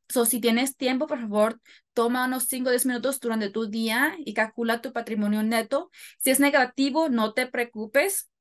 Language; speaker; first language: Spanish; early bilingual, heritage; Spanish